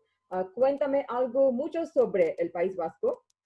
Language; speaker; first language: Spanish; non-native, learner; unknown